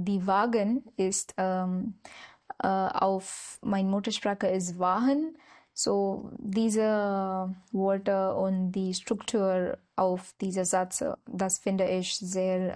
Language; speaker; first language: German; non-native, learner; Marathi